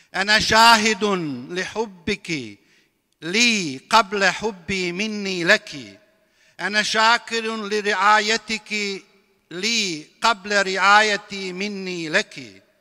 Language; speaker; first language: Arabic; non-native, fluent; Bosnian